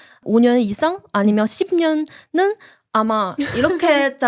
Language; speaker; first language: Korean; non-native, learner; Chinese